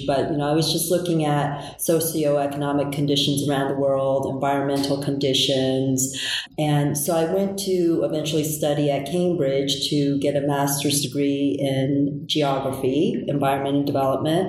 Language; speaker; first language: English; early bilingual, other home language; Korean